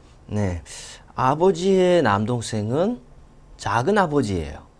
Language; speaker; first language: Korean; non-native, fluent; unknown